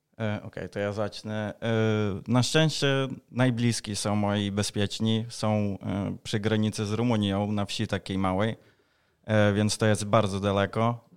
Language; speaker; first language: Polish; non-native, fluent; Ukrainian